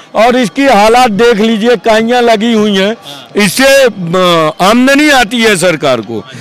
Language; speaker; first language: Hindi; native; Hindi